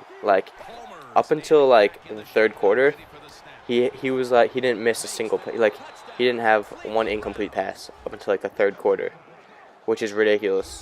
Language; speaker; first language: English; native; English